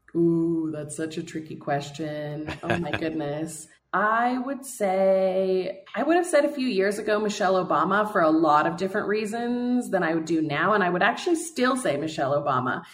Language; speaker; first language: English; native; English